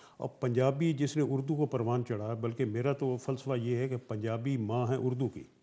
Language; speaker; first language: Urdu; non-native, local second language; Punjabi